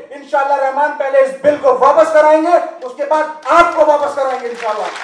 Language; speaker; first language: Hindi; native; Hindi